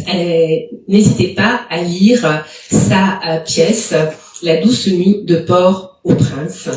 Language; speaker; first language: French; native; French